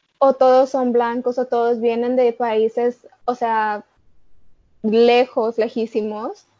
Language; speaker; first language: Spanish; early bilingual, heritage; Spanish